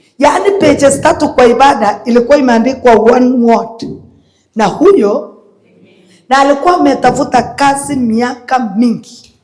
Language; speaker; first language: Swahili; non-native, local second language; Kalenjin